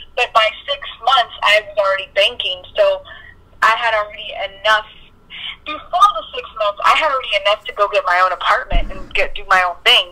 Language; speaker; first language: English; native; English